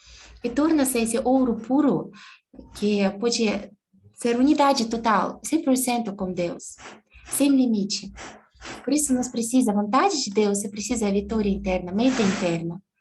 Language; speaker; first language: Portuguese; non-native, fluent; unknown